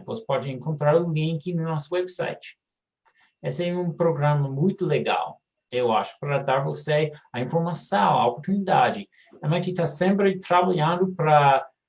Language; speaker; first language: Portuguese; non-native, fluent; English